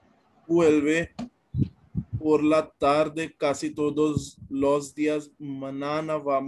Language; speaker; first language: Spanish; non-native, learner; Hindi